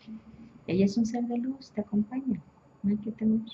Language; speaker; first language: Spanish; native; Spanish